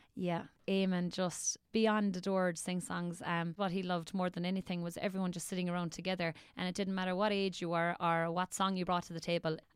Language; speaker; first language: English; native; English